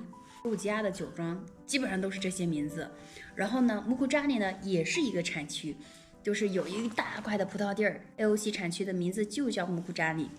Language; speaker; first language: Chinese; native; Chinese